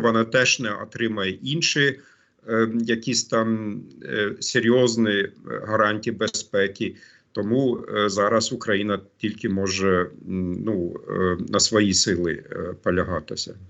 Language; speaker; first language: Ukrainian; non-native, fluent; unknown